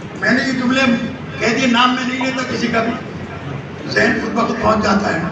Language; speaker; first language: Urdu; non-native, local second language; Sindhi